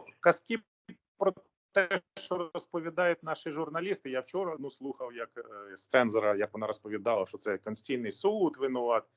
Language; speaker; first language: Ukrainian; native; Ukrainian